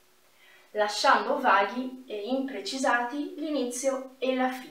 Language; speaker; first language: Italian; non-native, fluent; Portuguese